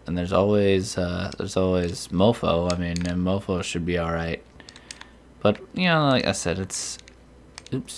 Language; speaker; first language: English; native; English